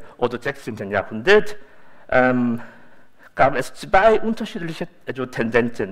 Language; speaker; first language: German; non-native, fluent; Korean